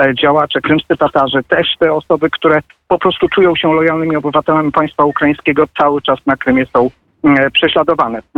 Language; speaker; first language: Polish; native; Polish